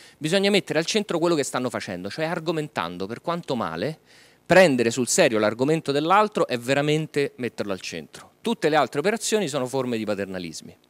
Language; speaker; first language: Italian; native; Italian